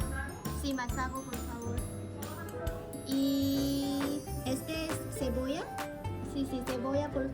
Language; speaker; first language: Spanish; non-native, learner; Korean